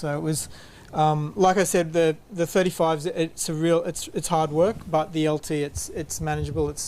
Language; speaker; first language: English; native; English